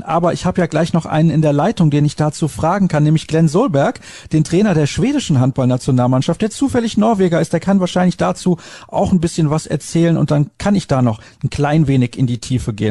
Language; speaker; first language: German; native; German